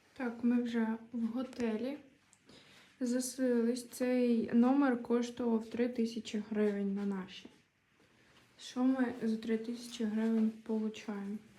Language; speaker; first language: Ukrainian; native; Ukrainian